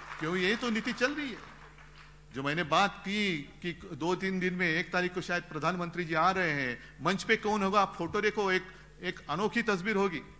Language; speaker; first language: Hindi; non-native, local second language; Marathi